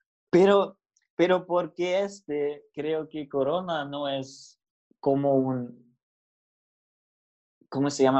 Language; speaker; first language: Spanish; non-native, learner; German